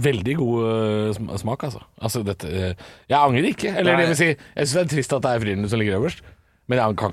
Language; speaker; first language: Norwegian; native; Norwegian